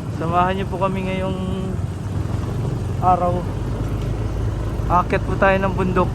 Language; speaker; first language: Filipino; native; Filipino